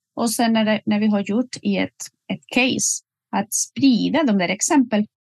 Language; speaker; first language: Swedish; non-native, fluent; Spanish